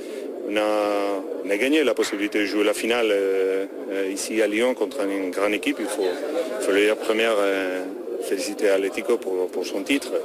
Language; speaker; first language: French; non-native, fluent; Spanish